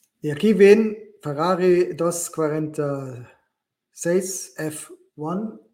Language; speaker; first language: Spanish; non-native, learner; German